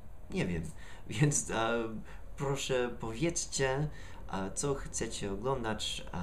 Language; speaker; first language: Polish; non-native, learner; English